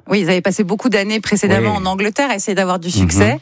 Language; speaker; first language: French; native; French